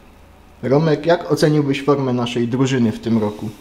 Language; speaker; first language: Polish; native; Polish